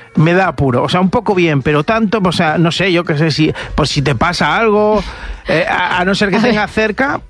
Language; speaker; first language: Spanish; native; Spanish